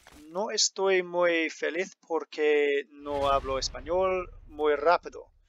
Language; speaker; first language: Spanish; non-native, learner; English